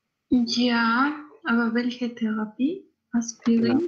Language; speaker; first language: German; non-native, learner; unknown